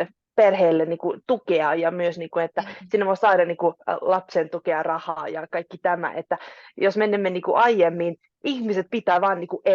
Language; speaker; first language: Finnish; non-native, local second language; Swedish